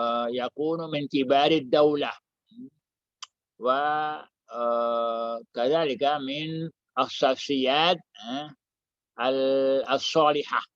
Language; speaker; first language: Arabic; non-native, fluent; Indonesian